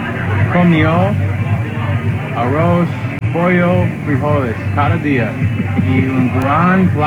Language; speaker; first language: Spanish; non-native, learner; English